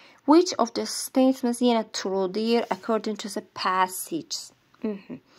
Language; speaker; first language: English; non-native, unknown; Azerbaijani